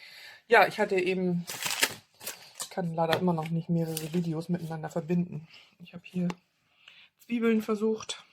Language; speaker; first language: German; native; German